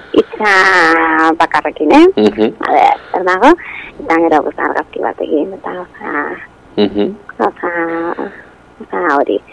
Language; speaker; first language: Basque; non-native, local second language; Spanish